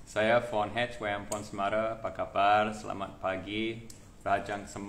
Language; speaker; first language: Indonesian; non-native, fluent; English